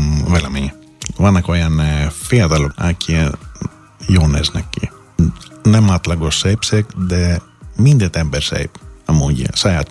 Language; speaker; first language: Hungarian; non-native, fluent; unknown